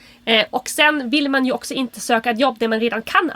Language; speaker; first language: Swedish; non-native, fluent; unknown